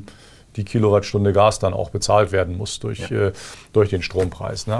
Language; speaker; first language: German; native; German